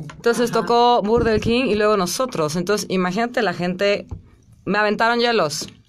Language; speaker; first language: Spanish; native; Spanish